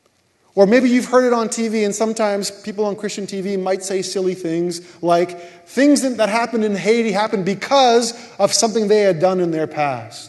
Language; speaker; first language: English; native; English